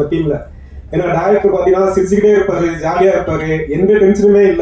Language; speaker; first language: Tamil; native; Tamil